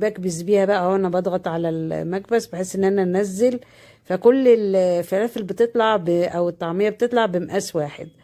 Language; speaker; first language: Arabic; native; Arabic